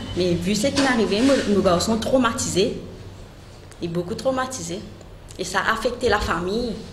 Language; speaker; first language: French; non-native, local second language; Morisyen